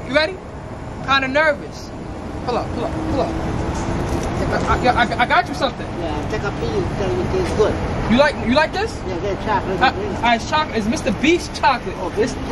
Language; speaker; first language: English; native; English